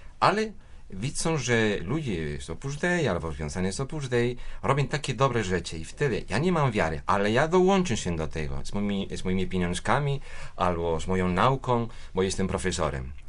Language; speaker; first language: Polish; non-native, fluent; Spanish